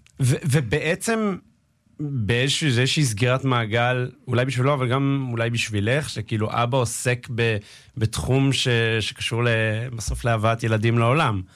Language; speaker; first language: Hebrew; native; Hebrew